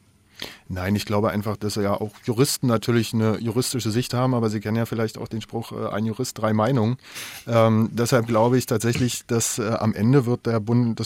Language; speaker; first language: German; native; German